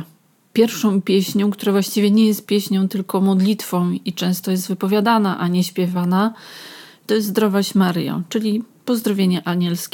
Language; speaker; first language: Polish; native; Polish